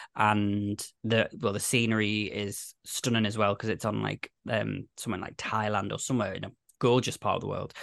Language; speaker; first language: English; native; English